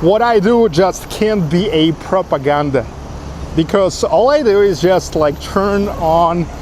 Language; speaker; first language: English; non-native, fluent; Russian